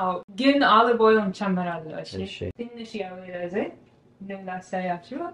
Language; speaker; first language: Amharic; non-native, learner; Arabic